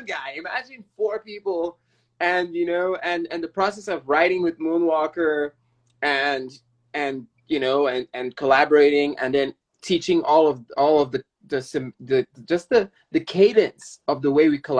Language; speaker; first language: English; non-native, local second language; Yoruba